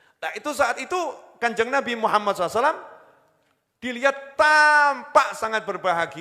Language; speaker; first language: Indonesian; native; Indonesian